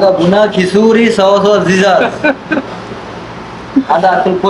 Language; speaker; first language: Arabic; non-native, learner; Bangla